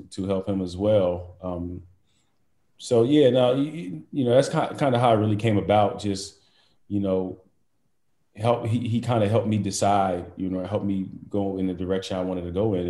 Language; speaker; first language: English; native; English